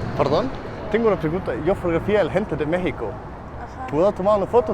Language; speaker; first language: Spanish; non-native, learner; Danish